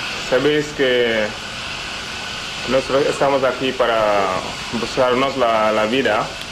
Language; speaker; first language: Spanish; non-native, learner; Wolof